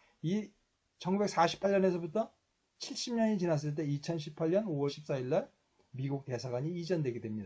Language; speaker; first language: Korean; native; Korean